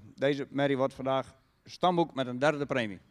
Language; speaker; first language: Dutch; native; Dutch